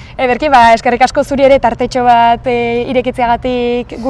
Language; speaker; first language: Basque; native; Basque